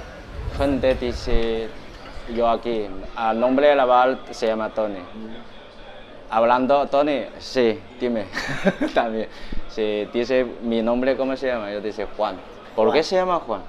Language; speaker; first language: Spanish; non-native, learner; Chinese